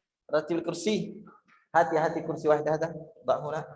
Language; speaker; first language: Arabic; non-native, fluent; Indonesian